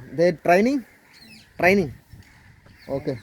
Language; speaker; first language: English; non-native, learner; Telugu